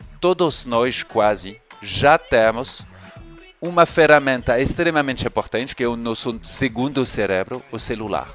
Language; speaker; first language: Portuguese; non-native, fluent; French